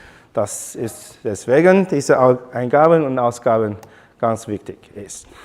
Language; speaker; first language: German; non-native, learner; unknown